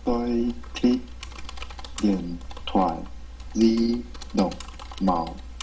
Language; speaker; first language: Vietnamese; non-native, learner; Chinese